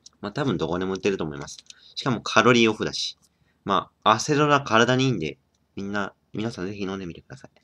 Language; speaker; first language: Japanese; native; Japanese